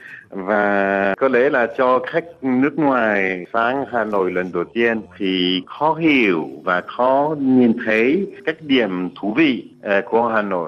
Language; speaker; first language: Vietnamese; non-native, fluent; French